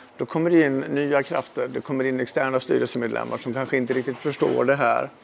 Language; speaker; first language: Swedish; native; Swedish